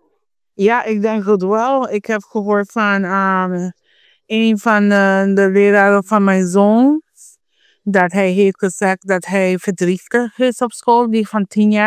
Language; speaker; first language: Dutch; non-native, fluent; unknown